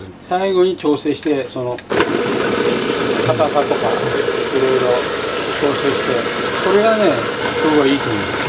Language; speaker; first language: Japanese; native; Japanese